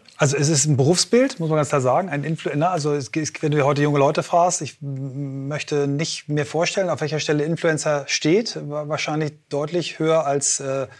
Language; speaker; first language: German; native; German